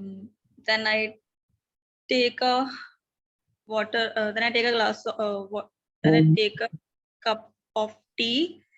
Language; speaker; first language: English; non-native, learner; Hindi